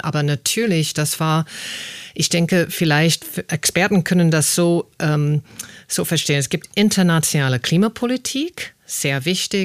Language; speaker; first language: German; non-native, fluent; English